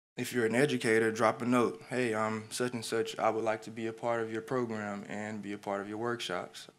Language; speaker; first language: English; native; English